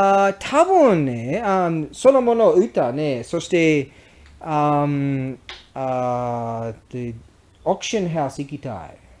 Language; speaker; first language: Japanese; non-native, learner; English